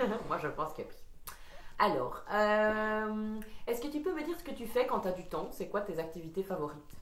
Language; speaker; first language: French; native; French